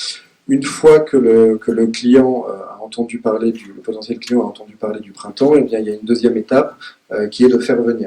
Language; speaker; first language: French; native; French